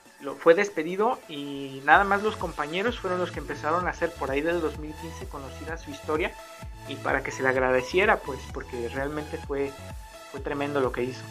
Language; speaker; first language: Spanish; native; Spanish